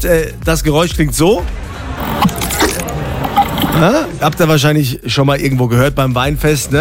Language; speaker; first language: German; native; German